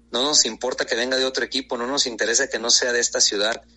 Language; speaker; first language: Spanish; native; Spanish